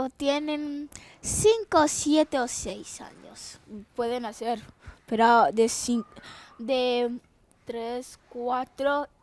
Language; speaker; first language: Spanish; early bilingual, other home language; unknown